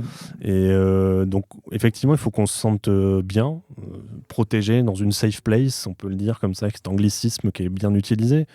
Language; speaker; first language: French; native; French